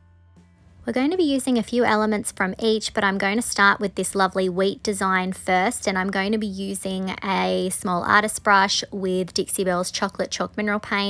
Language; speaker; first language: English; native; English